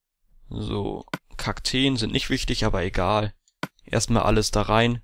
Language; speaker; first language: German; native; German